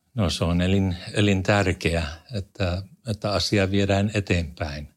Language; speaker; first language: Finnish; non-native, fluent; English